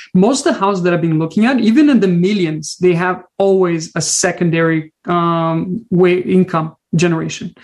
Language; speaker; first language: English; non-native, fluent; Portuguese